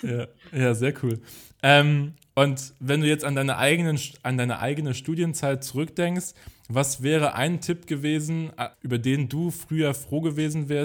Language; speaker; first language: German; native; German